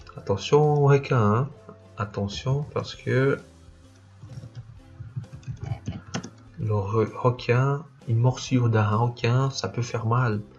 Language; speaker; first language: French; non-native, fluent; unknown